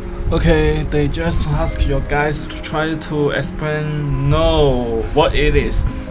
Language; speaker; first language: English; non-native, learner; Chinese